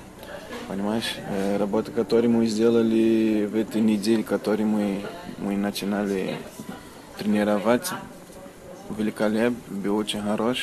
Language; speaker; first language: Russian; non-native, learner; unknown